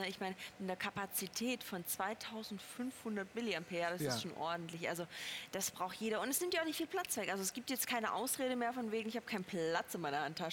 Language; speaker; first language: German; native; German